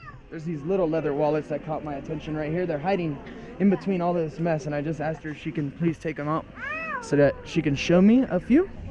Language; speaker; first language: English; native; English